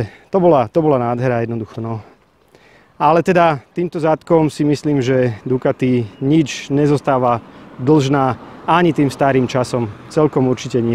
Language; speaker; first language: Slovak; native; Slovak